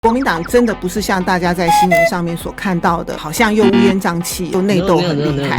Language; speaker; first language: Chinese; native; Chinese